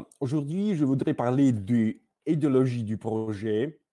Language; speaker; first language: French; non-native, learner; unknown